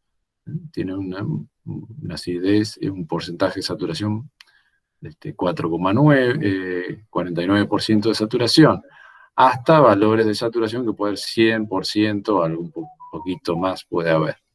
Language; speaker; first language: Spanish; native; Spanish